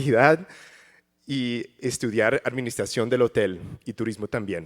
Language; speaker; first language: Spanish; early bilingual, heritage; English